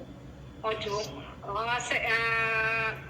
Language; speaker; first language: Cantonese; non-native, learner; Indonesian